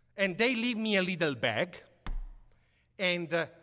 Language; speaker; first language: English; non-native, fluent; Italian